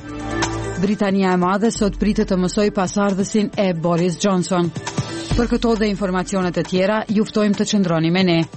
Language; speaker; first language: Albanian; native; Albanian